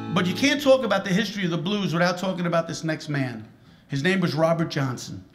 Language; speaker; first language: English; native; English